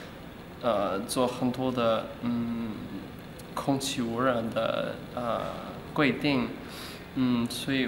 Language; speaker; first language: Chinese; non-native, learner; English